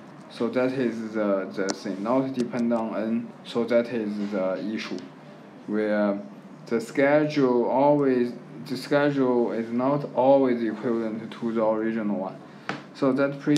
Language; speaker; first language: English; non-native, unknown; Chinese